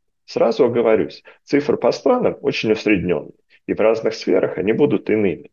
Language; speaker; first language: Russian; native; Russian